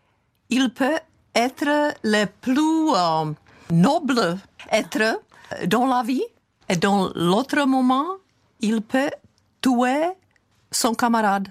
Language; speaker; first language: French; non-native, fluent; Czech